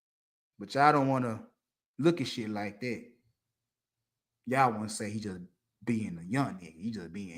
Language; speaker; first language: English; native; English